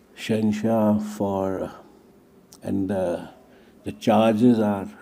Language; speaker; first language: English; non-native, local second language; Hindi